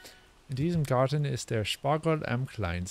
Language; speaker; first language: German; non-native, learner; English